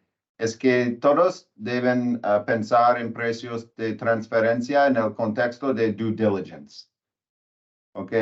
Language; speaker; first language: Spanish; non-native, learner; English